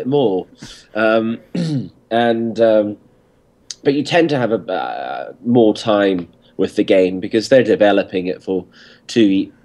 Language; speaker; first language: English; native; English